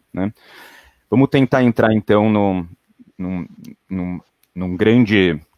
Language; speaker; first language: Portuguese; native; Portuguese